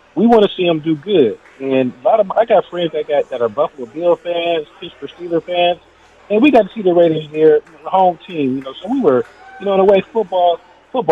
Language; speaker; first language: English; native; English